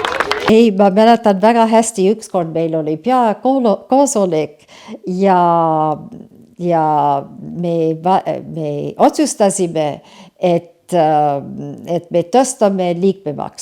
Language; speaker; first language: Estonian; early bilingual, heritage; Estonian